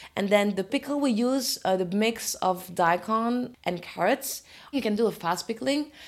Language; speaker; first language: English; non-native, fluent; French